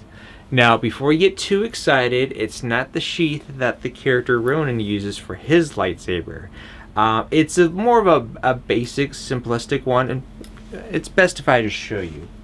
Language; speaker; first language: English; native; English